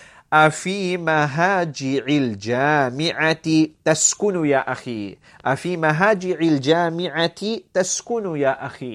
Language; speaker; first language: Arabic; non-native, fluent; English